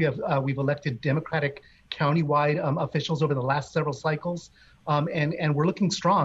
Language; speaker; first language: English; native; English